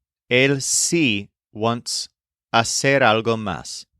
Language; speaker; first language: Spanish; non-native, fluent; English